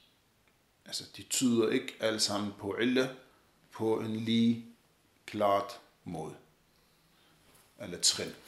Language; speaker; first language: Danish; early bilingual, other home language; Arabic